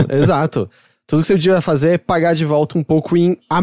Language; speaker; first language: Portuguese; native; Portuguese